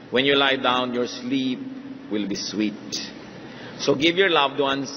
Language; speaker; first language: English; non-native, local second language; Filipino